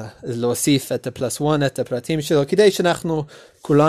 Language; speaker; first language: Hebrew; non-native, learner; English